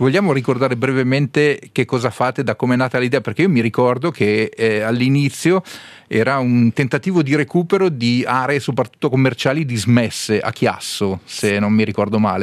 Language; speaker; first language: Italian; native; Italian